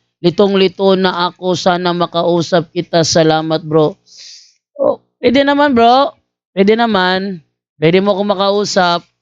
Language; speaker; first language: Filipino; native; Filipino